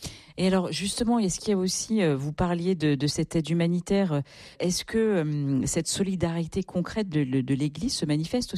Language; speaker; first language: French; native; French